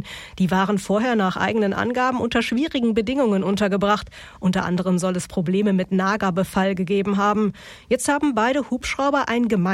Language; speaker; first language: German; native; German